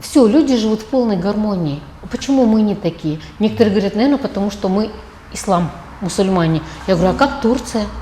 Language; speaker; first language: Russian; non-native, local second language; Kazakh